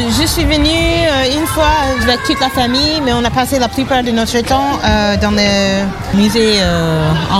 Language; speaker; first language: French; non-native, fluent; English